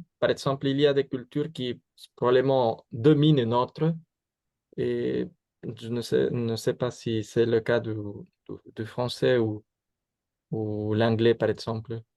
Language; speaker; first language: French; non-native, fluent; Spanish